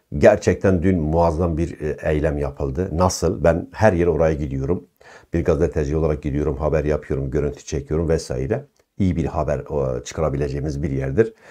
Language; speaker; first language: Turkish; non-native, local second language; Kurdish